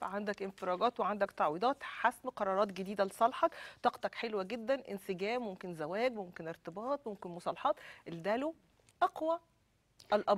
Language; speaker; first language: Arabic; native; Arabic